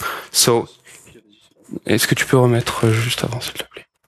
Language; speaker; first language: French; native; French